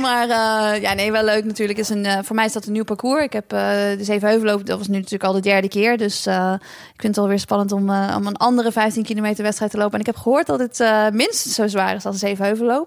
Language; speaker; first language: Dutch; native; Dutch